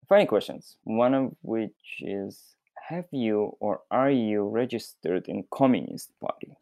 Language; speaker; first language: English; non-native, fluent; Russian